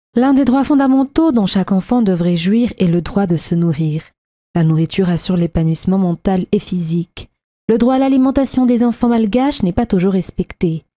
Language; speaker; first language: French; non-native, local second language; Malagasy